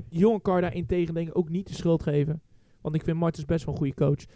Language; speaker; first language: Dutch; native; Dutch